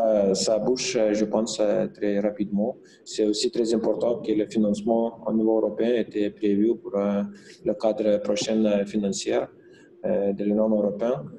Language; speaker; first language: French; non-native, fluent; Lithuanian